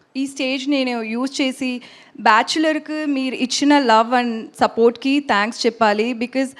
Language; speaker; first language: Telugu; non-native, learner; Tamil